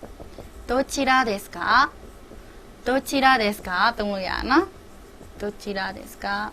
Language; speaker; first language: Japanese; non-native, fluent; Burmese